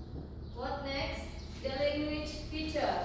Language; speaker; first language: English; non-native, learner; Indonesian